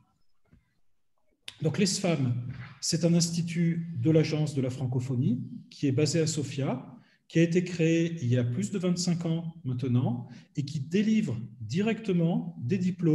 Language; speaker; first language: French; native; French